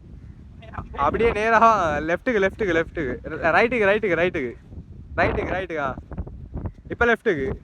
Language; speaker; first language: Tamil; native; Tamil